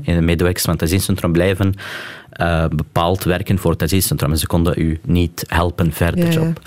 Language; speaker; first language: Dutch; non-native, local second language; Arabic